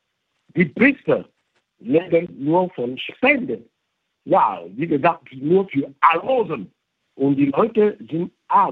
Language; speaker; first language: German; non-native, learner; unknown